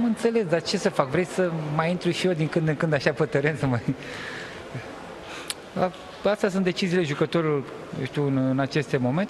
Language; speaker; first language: Romanian; native; Romanian